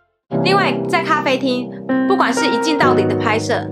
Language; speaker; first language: Chinese; native; Chinese